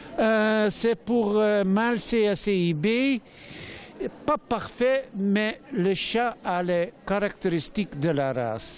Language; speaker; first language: French; non-native, fluent; Dutch